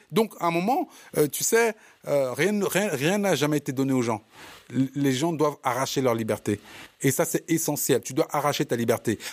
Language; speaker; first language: French; early bilingual, other home language; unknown